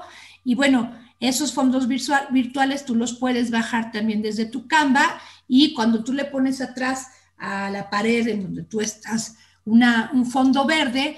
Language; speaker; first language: Spanish; native; Spanish